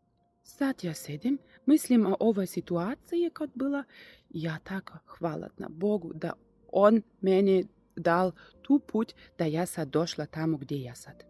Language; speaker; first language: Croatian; non-native, learner; Russian